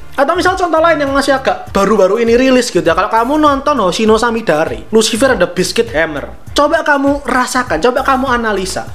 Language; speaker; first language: Indonesian; native; Indonesian